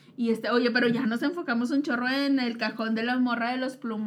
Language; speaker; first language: Spanish; native; Spanish